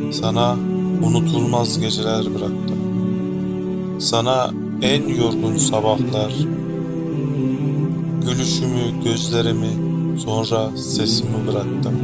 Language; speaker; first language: Turkish; native; Turkish